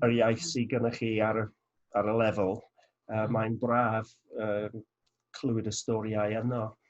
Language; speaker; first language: Welsh; non-native, local second language; English